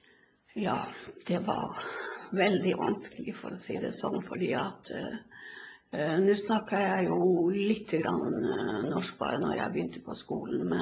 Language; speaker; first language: Norwegian; non-native, local second language; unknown